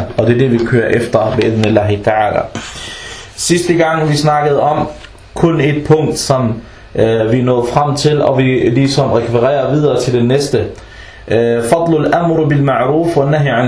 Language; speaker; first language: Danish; early bilingual, other home language; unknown